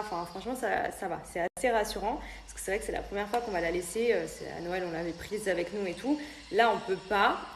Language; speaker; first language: French; native; French